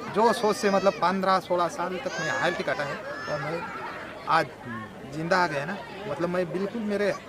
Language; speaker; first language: Hindi; non-native, local second language; Marathi